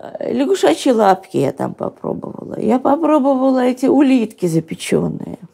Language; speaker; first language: Russian; native; Russian